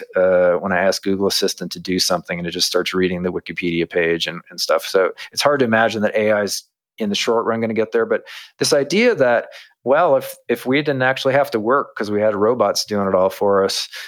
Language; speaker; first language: English; native; English